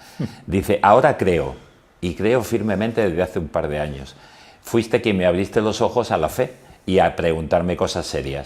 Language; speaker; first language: Spanish; native; Spanish